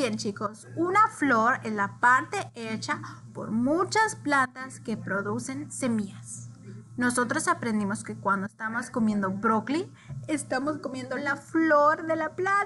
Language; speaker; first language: Spanish; early bilingual, heritage; English